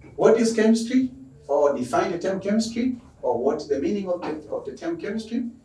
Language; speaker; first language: English; non-native, local second language; Swahili